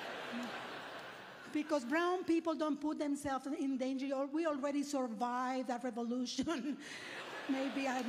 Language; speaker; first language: English; non-native, fluent; Spanish